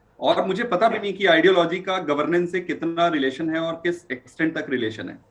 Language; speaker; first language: Hindi; native; Hindi